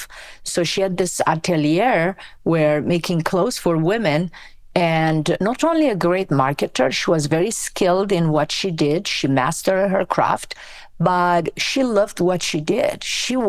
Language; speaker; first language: English; non-native, fluent; Romanian